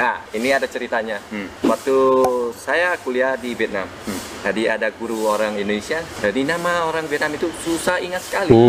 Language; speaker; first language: Indonesian; non-native, fluent; Vietnamese